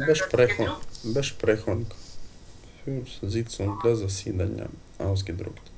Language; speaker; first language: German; non-native, fluent; Ukrainian